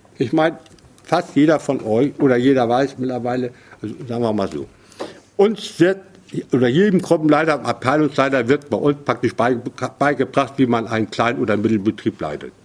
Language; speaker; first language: German; native; German